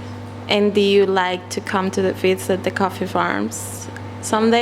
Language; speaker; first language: English; non-native, fluent; Spanish